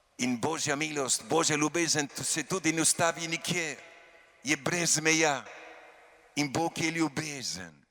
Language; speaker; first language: Slovenian; early bilingual, heritage; Slovenian